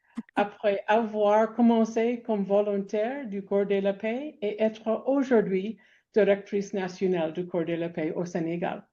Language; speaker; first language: French; non-native, fluent; English